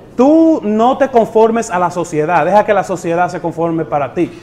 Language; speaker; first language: Spanish; native; Spanish